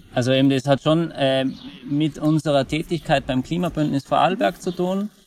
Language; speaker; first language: German; native; German